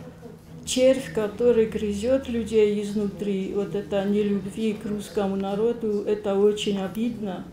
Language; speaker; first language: Russian; non-native, local second language; Ossetic